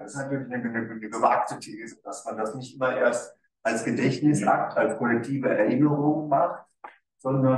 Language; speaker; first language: German; native; German